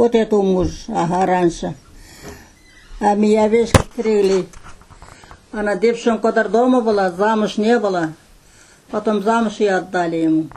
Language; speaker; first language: Russian; non-native, local second language; Kazakh